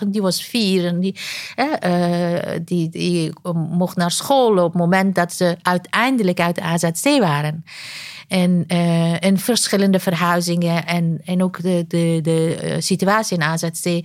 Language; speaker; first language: Dutch; non-native, fluent; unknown